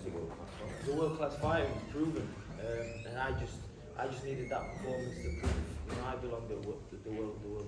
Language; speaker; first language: English; native; English